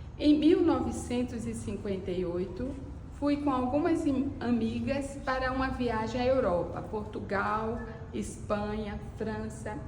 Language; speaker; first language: Portuguese; native; Portuguese